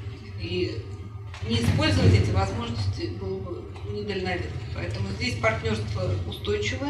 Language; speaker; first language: Russian; native; Russian